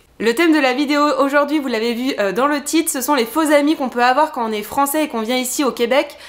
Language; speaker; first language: French; native; French